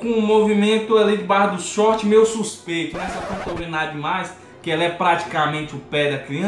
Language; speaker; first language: Portuguese; native; Portuguese